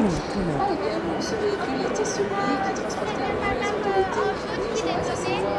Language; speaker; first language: French; native; French